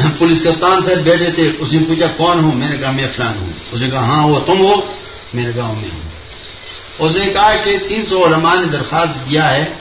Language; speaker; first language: Urdu; non-native, local second language; Pashto